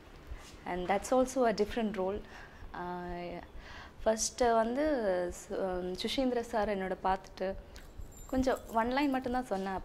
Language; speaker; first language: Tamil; non-native, learner; English